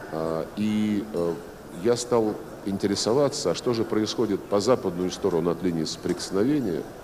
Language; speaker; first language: Russian; native; Russian